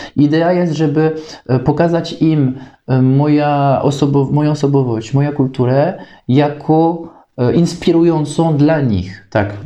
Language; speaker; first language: Polish; non-native, fluent; French